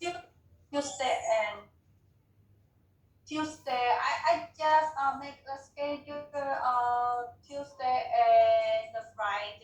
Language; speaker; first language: English; non-native, learner; Chinese